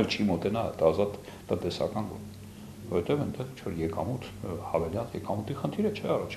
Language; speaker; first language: Armenian; native; Armenian